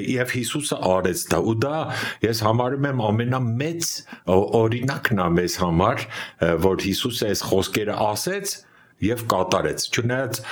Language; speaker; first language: Armenian; native; Armenian